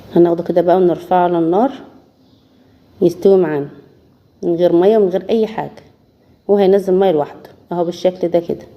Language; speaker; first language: Arabic; native; Arabic